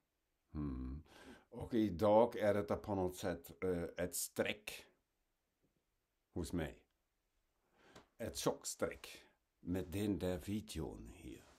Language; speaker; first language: Swedish; non-native, fluent; German